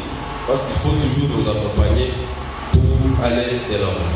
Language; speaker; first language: French; non-native, local second language; Swahili